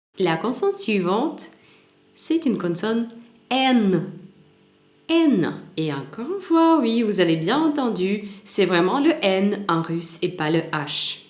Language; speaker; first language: French; non-native, fluent; Russian